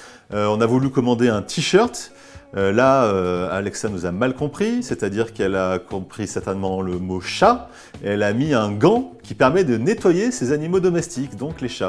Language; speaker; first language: French; native; French